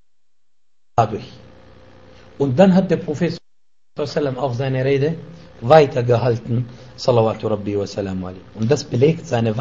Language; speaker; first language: German; non-native, fluent; Arabic